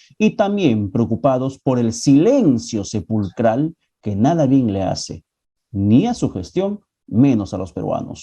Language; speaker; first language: Spanish; native; Spanish